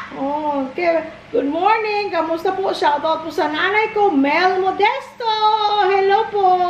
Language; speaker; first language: Filipino; native; Filipino